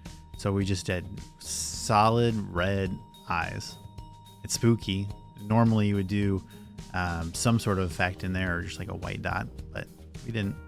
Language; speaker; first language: English; native; English